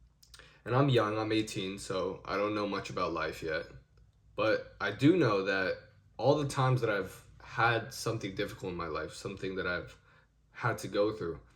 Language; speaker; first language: English; native; English